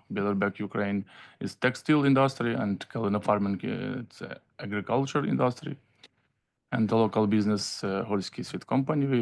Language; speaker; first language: English; non-native, learner; Ukrainian